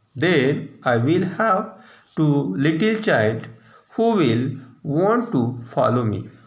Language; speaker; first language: English; non-native, local second language; Marathi